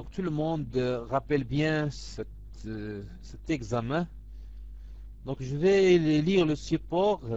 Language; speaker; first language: French; non-native, local second language; Arabic